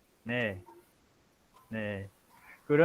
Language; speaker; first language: Korean; non-native, fluent; Portuguese